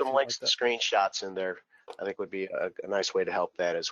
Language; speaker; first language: English; native; English